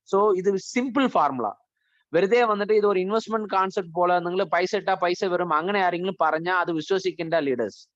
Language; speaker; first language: Malayalam; early bilingual, heritage; Malayalam